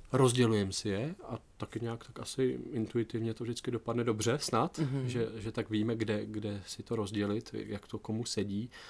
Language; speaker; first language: Czech; native; Czech